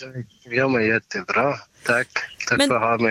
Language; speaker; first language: Swedish; non-native, learner; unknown